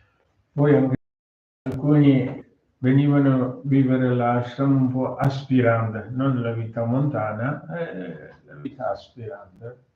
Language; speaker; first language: Italian; non-native, learner; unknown